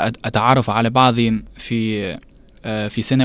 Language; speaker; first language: Arabic; non-native, learner; Chinese